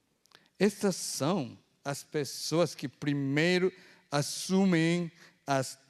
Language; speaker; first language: Portuguese; non-native, fluent; Korean